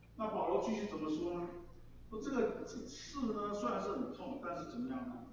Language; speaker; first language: Chinese; non-native, local second language; English